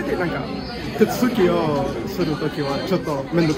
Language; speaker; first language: Japanese; non-native, fluent; Spanish